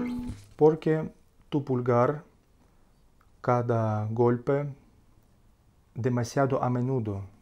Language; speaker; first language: Spanish; non-native, learner; Russian